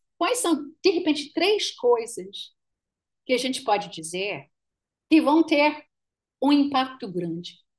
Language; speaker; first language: Portuguese; non-native, fluent; English